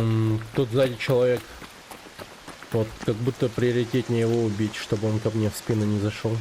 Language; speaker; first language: Russian; native; Russian